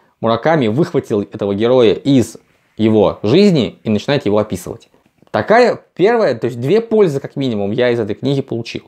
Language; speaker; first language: Russian; native; Russian